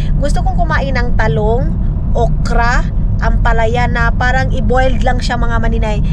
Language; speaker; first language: Filipino; non-native, local second language; Cebuano